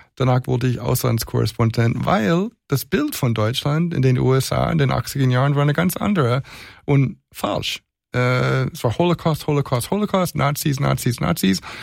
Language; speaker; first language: German; non-native, fluent; English